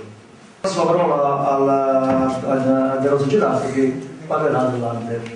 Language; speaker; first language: Italian; native; Italian